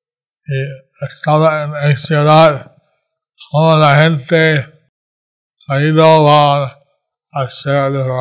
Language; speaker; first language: Spanish; non-native, learner; English